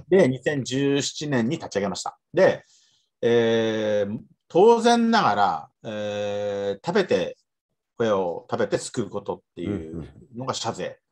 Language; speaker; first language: Japanese; native; Japanese